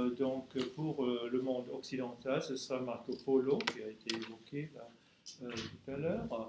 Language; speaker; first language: French; non-native, fluent; German